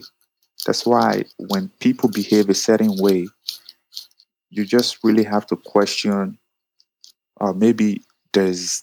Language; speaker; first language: English; non-native, local second language; Yoruba